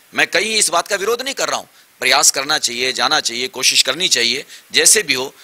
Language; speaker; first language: Hindi; native; Hindi